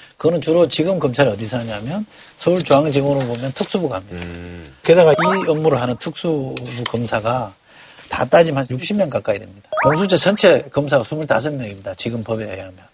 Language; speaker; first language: Korean; native; Korean